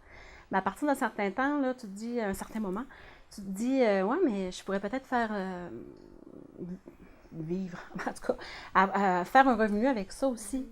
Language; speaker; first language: French; native; French